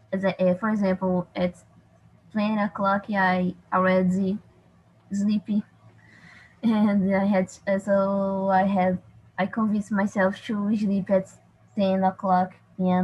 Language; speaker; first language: English; non-native, learner; Portuguese